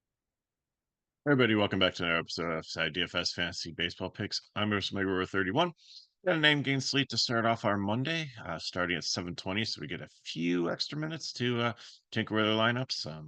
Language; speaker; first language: English; native; English